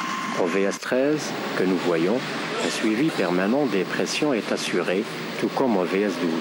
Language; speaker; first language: French; non-native, local second language; Arabic